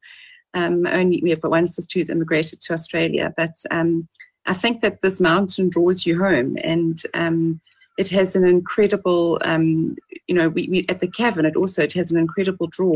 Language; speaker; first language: English; native; English